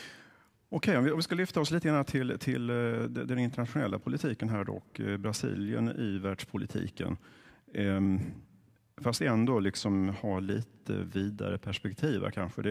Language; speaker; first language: Swedish; native; Swedish